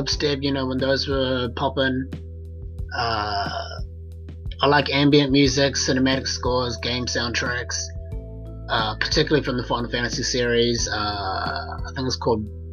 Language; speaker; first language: English; native; English